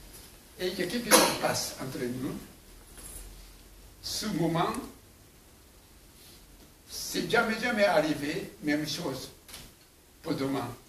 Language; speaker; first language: French; non-native, learner; Japanese